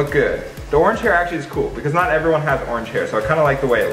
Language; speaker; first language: English; native; English